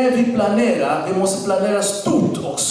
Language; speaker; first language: Swedish; non-native, learner; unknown